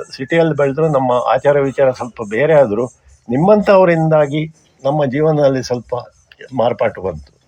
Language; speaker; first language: Kannada; non-native, local second language; Konkani